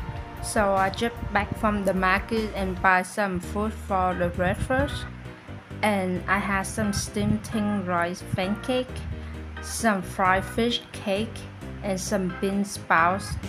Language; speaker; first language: English; non-native, learner; Vietnamese